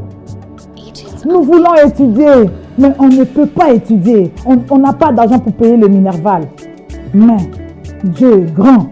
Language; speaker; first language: French; non-native, local second language; Lingala